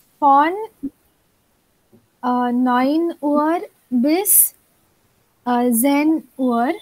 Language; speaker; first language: German; non-native, learner; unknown